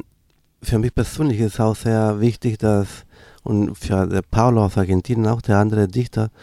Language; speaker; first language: German; non-native, fluent; Spanish